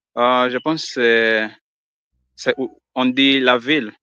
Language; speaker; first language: French; non-native, learner; Swahili